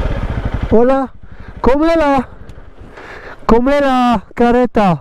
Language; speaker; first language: Spanish; non-native, learner; French